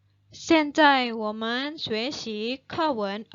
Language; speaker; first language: Chinese; non-native, fluent; Indonesian